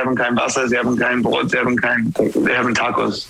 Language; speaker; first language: German; non-native, learner; English